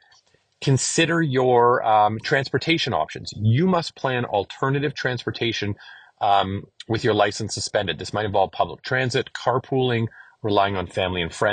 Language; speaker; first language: English; native; English